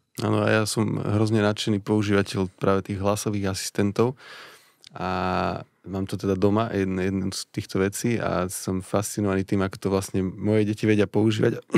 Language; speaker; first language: Slovak; native; Slovak